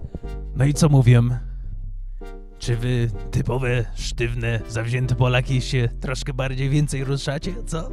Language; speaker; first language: Polish; early bilingual, heritage; English